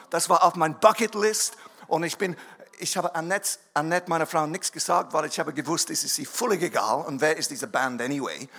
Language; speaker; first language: German; non-native, fluent; English